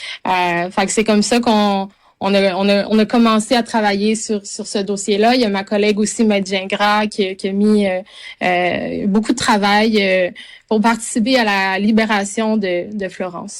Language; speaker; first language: French; native; French